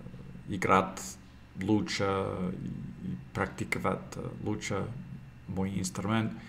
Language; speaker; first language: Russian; non-native, learner; English